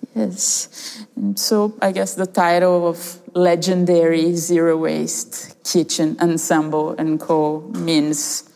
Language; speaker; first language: English; early bilingual, other home language; Portuguese